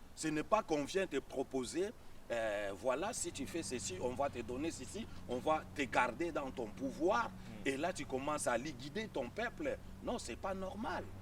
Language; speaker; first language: French; non-native, local second language; Lingala